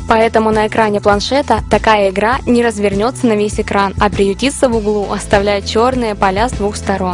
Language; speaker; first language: Russian; native; Russian